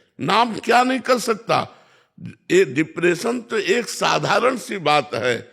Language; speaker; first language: Hindi; native; Hindi